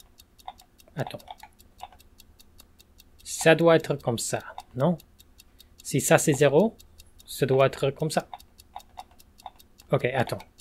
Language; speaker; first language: French; non-native, fluent; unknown